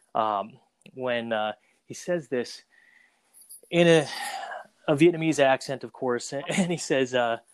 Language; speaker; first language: English; native; English